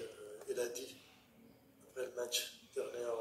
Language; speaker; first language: French; non-native, learner; Arabic